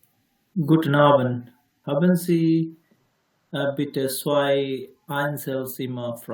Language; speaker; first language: German; non-native, learner; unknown